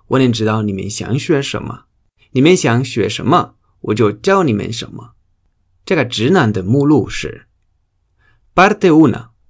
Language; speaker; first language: Chinese; non-native, fluent; Spanish